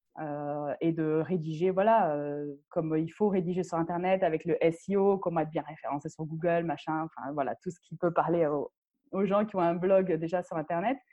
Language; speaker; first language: French; non-native, local second language; Arabic